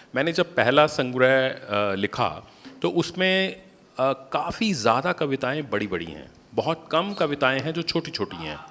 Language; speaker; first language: Hindi; native; Hindi